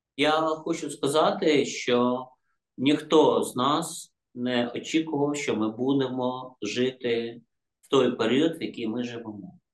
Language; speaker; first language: Ukrainian; non-native, local second language; Russian